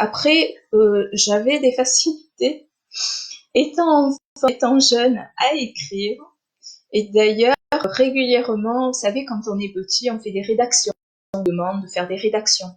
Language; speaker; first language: French; early bilingual, other home language; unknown